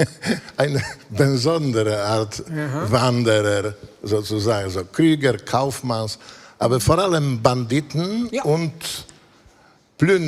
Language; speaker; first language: German; non-native, fluent; Polish